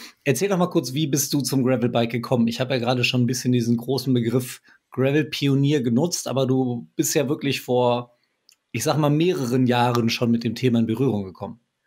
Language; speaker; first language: German; native; German